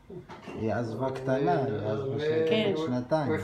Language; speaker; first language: Hebrew; native; Hebrew